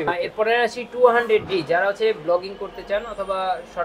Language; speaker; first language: Bangla; native; Bangla